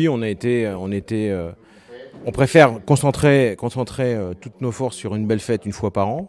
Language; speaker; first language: French; native; French